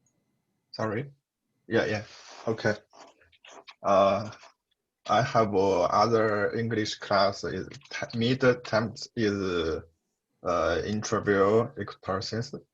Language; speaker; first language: English; non-native, learner; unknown